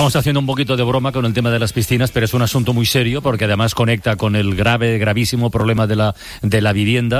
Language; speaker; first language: Spanish; native; Spanish